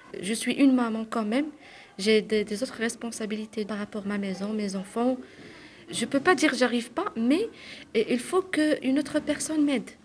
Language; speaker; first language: French; non-native, local second language; Arabic